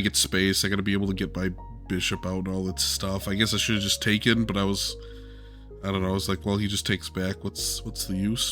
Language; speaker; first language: English; native; English